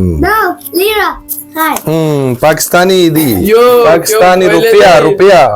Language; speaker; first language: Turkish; non-native, learner; Urdu